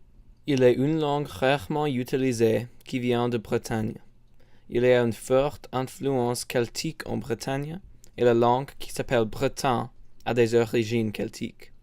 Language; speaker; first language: French; non-native, learner; English